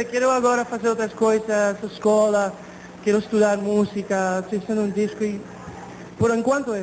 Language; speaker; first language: Portuguese; non-native, learner; Spanish